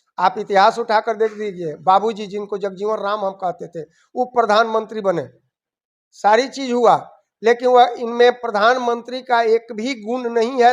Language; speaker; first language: Hindi; native; Hindi